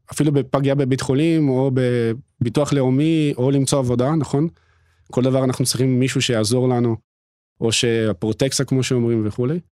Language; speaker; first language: Hebrew; non-native, fluent; Portuguese